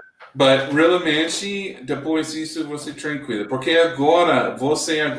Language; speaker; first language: Portuguese; non-native, learner; English